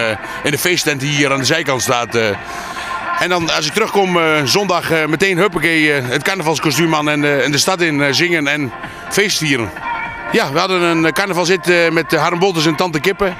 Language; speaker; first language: Dutch; native; Dutch